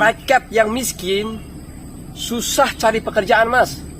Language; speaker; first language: Indonesian; native; Indonesian